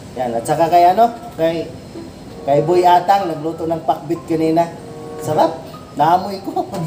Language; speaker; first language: Filipino; non-native, local second language; Cebuano